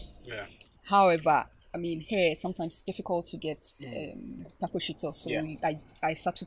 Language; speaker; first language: English; non-native, local second language; Ga